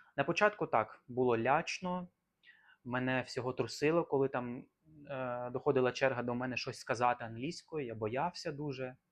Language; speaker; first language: Ukrainian; native; Ukrainian